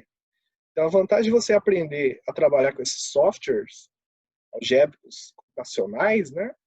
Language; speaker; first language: Portuguese; native; Portuguese